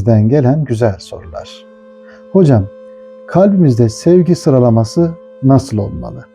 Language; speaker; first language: Turkish; native; Turkish